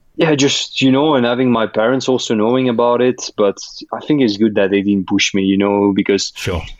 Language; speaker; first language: English; non-native, fluent; Russian